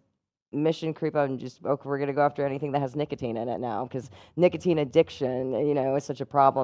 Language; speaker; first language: English; native; English